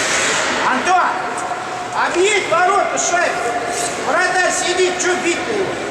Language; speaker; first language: Russian; native; Russian